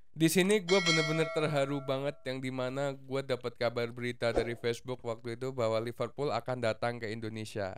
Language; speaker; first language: Indonesian; native; Indonesian